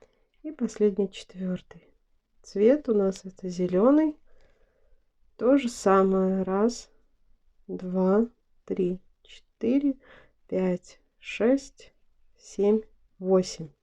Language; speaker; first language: Russian; native; Russian